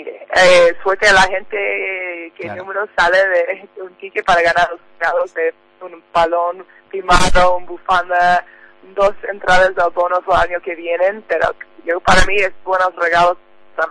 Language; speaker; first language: Spanish; non-native, learner; English